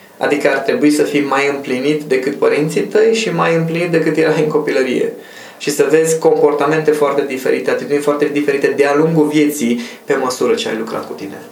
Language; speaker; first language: Romanian; non-native, local second language; Hungarian